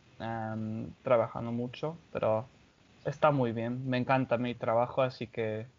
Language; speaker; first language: Spanish; non-native, fluent; English